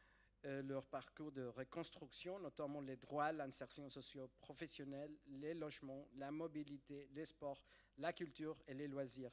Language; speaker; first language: French; non-native, fluent; Spanish